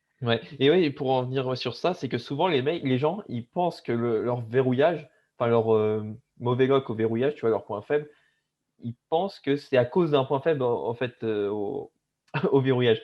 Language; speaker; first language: French; native; French